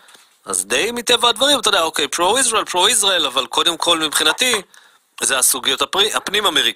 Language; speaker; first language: Hebrew; native; Hebrew